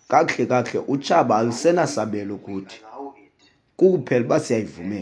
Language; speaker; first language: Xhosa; non-native, local second language; Zulu